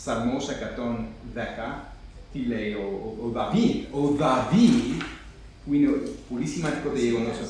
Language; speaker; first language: Greek; non-native, fluent; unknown